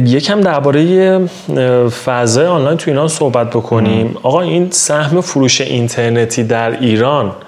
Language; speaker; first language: Persian; native; Persian